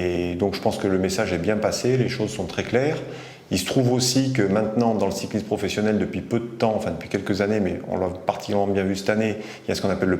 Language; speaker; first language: French; native; French